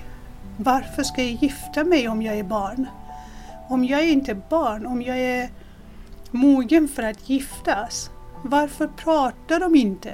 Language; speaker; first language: Swedish; non-native, fluent; Persian